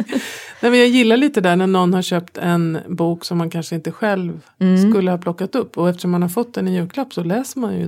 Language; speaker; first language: Swedish; native; Swedish